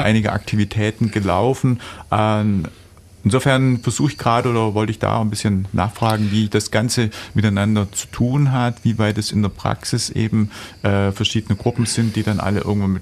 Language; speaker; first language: German; native; German